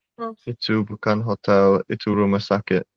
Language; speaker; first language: Indonesian; non-native, learner; English